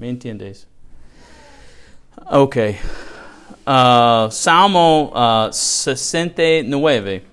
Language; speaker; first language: Spanish; non-native, learner; English